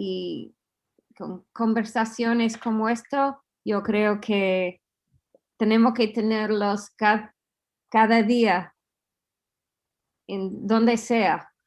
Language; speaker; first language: Spanish; non-native, fluent; English